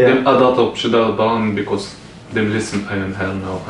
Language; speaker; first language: English; non-native, learner; Arabic